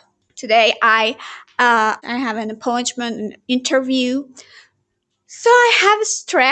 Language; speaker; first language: English; non-native, learner; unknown